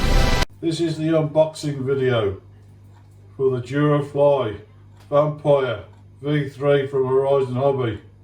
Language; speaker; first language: English; native; English